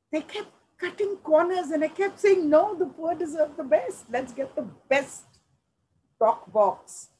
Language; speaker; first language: English; non-native, local second language; Punjabi